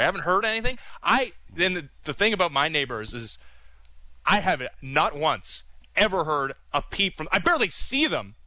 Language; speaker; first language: English; native; English